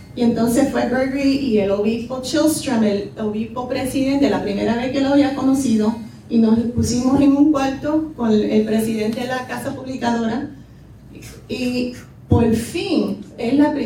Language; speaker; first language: Spanish; early bilingual, heritage; Spanish